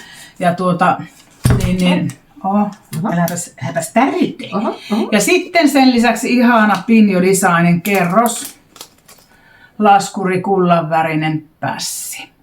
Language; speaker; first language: Finnish; native; Finnish